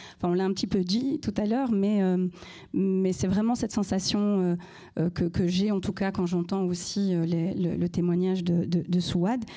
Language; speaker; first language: French; native; French